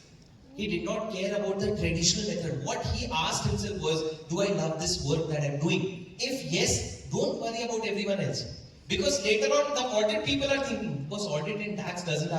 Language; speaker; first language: English; non-native, local second language; Hindi